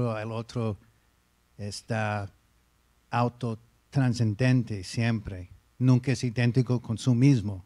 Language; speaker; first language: Spanish; non-native, fluent; English